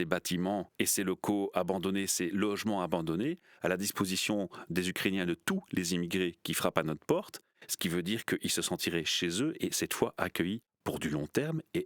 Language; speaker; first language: French; native; French